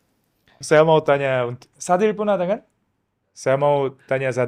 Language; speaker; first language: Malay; non-native, learner; Korean